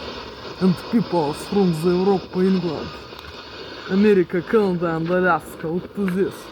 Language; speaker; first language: English; non-native, learner; Russian